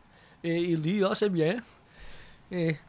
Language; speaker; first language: French; non-native, local second language; Dutch